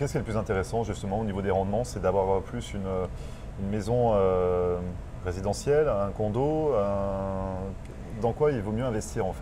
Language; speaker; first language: French; native; French